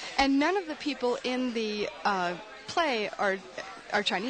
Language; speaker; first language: English; native; English